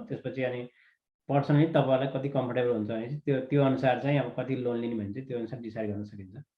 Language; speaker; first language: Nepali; native; Nepali